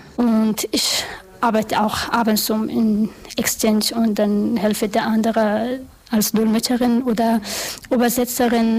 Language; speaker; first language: German; non-native, learner; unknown